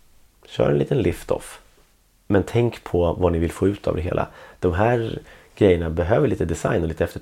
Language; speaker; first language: Swedish; native; Swedish